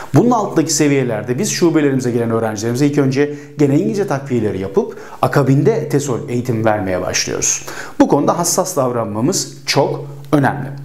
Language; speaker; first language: Turkish; native; Turkish